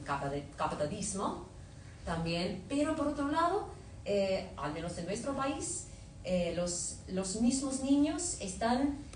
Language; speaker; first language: Spanish; non-native, fluent; English